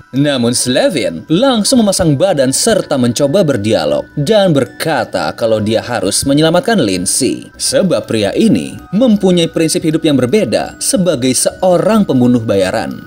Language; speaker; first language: Indonesian; native; Indonesian